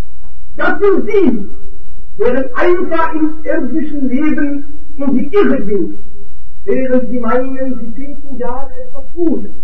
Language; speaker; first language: German; non-native, fluent; Arabic